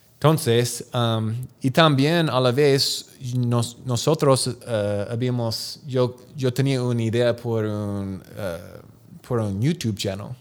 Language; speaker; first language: Spanish; non-native, learner; English